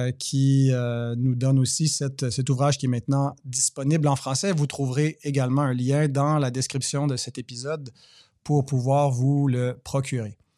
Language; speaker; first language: French; native; French